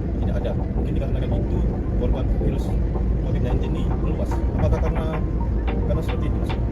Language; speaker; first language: Indonesian; native; Indonesian